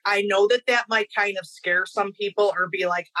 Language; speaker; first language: English; native; English